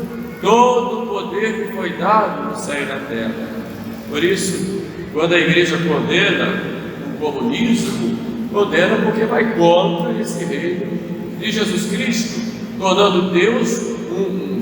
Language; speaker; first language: Portuguese; native; Portuguese